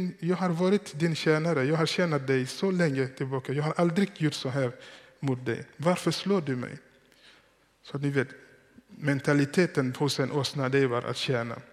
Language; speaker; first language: Swedish; non-native, fluent; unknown